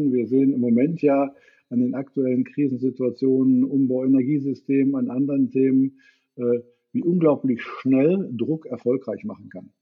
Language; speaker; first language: German; native; German